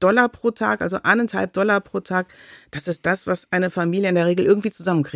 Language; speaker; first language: German; native; German